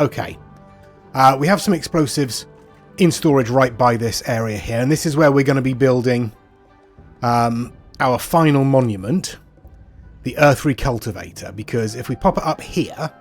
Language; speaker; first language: English; native; English